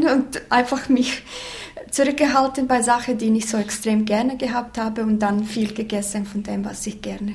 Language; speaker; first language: German; non-native, fluent; Bosnian